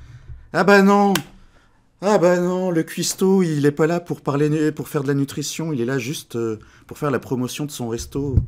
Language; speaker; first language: French; native; French